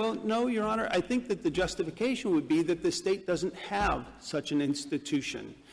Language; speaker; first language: English; native; English